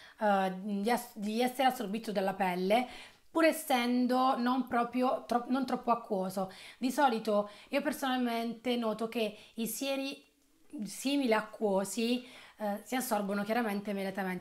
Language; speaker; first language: Italian; native; Italian